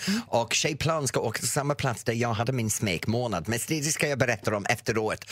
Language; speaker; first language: Swedish; non-native, fluent; English